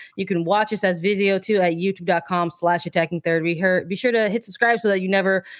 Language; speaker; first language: English; native; English